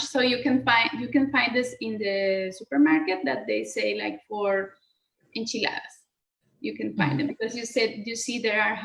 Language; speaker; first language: English; non-native, learner; Spanish